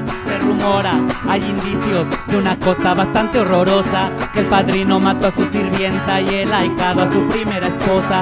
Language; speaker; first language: Spanish; native; Spanish